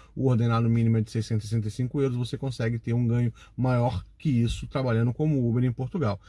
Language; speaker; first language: Portuguese; native; Portuguese